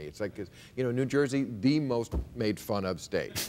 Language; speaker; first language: English; native; English